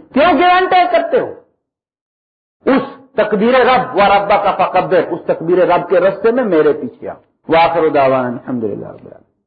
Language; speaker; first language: Urdu; non-native, local second language; Punjabi